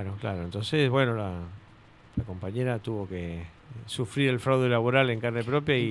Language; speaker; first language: Spanish; native; Spanish